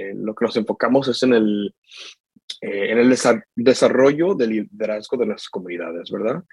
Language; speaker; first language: Spanish; early bilingual, heritage; Spanish